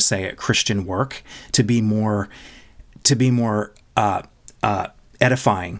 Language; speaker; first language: English; native; English